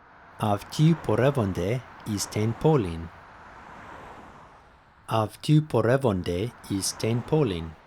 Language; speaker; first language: Greek; non-native, fluent; English